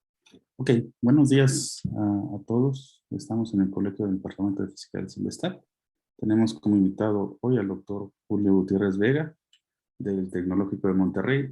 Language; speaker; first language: Spanish; native; Spanish